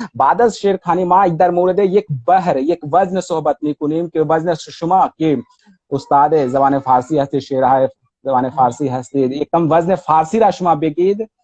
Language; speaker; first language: Persian; non-native, learner; Hindi